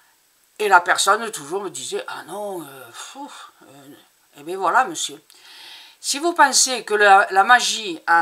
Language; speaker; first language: French; native; French